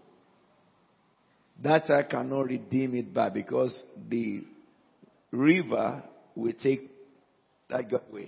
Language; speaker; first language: English; non-native, local second language; Yoruba